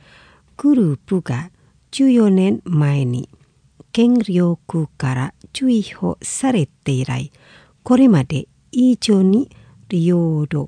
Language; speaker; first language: Japanese; non-native, fluent; Indonesian